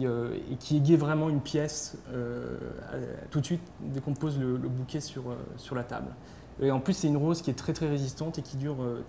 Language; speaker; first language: French; native; French